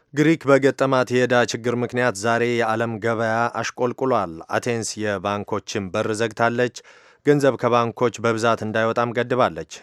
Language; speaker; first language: Amharic; native; Amharic